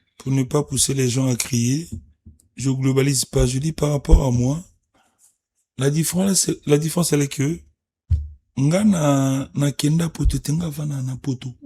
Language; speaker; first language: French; non-native, local second language; Lingala